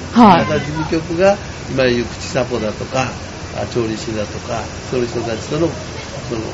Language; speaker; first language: Japanese; native; Japanese